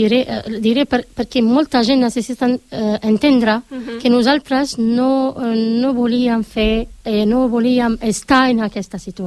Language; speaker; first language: Catalan; non-native, learner; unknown